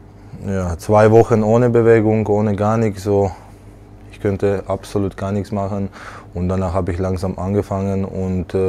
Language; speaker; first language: German; non-native, learner; Slovak